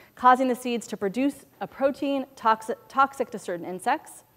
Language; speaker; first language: English; native; English